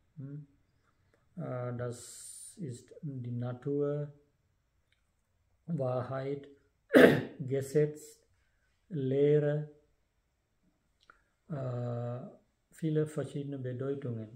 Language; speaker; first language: German; non-native, fluent; Sinhala